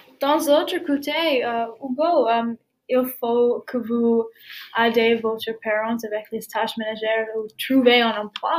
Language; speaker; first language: French; non-native, learner; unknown